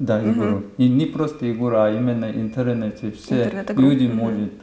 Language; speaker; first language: Russian; non-native, learner; Korean